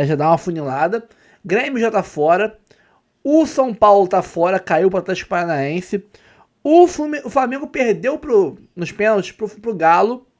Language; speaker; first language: Portuguese; native; Portuguese